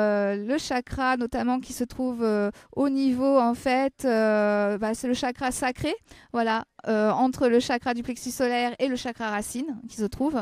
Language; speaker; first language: French; native; French